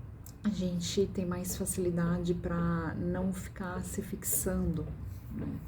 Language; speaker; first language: Portuguese; native; Portuguese